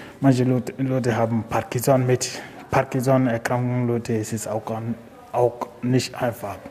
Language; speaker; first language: German; non-native, learner; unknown